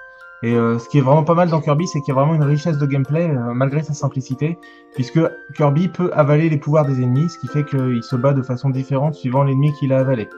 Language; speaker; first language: French; native; French